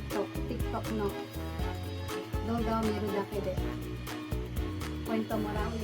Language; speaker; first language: Japanese; non-native, fluent; Filipino